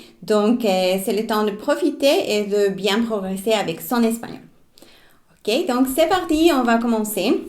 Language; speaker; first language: French; non-native, fluent; Spanish